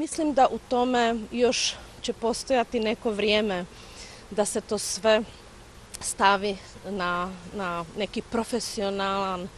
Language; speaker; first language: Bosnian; non-native, fluent; Czech